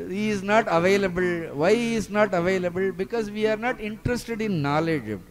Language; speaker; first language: English; non-native, local second language; Tamil